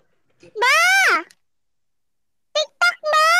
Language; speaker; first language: Vietnamese; non-native, learner; Indonesian